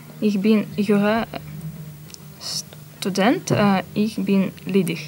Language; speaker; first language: German; non-native, learner; Russian